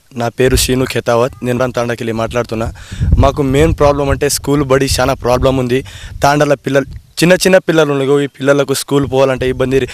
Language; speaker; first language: Telugu; non-native, local second language; Lambadi